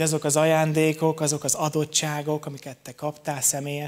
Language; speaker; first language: Hungarian; native; Hungarian